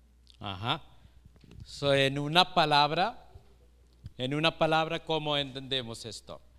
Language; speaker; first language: Spanish; non-native, fluent; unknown